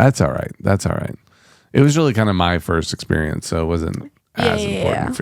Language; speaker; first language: English; native; English